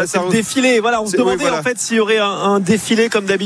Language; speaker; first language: French; native; French